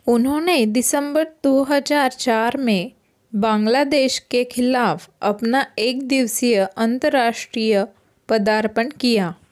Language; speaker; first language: Hindi; non-native, local second language; Marathi